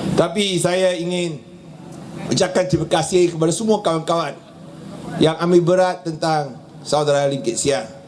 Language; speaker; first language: Malay; non-native, local second language; Min Nan Chinese